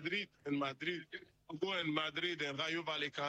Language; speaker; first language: Spanish; non-native, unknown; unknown